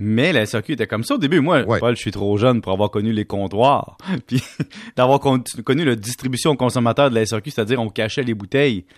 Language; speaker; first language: French; native; French